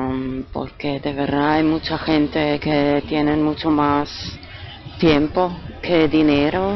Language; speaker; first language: Spanish; non-native, fluent; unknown